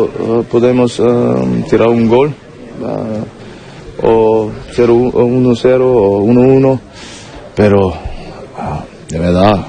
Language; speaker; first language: Spanish; non-native, learner; German